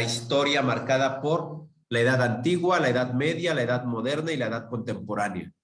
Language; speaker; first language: Spanish; native; Spanish